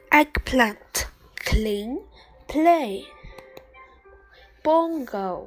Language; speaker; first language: English; non-native, fluent; Chinese